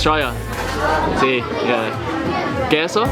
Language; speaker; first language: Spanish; non-native, learner; English